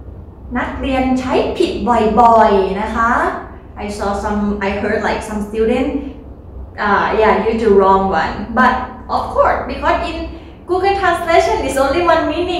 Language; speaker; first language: English; non-native, learner; Thai